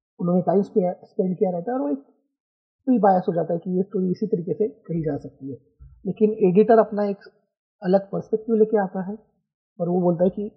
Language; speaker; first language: Hindi; non-native, local second language; Marathi